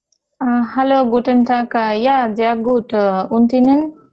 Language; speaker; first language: German; non-native, learner; Bangla